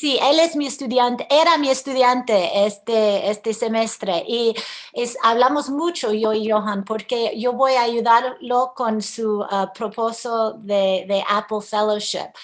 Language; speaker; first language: Spanish; early bilingual, heritage; English